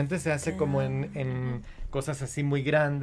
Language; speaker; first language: Spanish; non-native, fluent; English